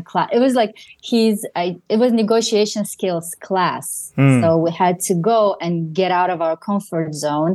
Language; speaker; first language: English; non-native, fluent; Russian